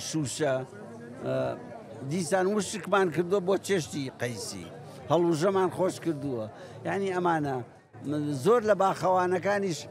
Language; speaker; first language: Central Kurdish; native; Central Kurdish